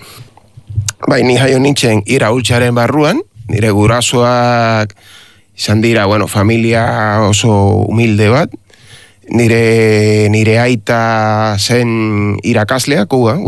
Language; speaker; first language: Basque; non-native, learner; Spanish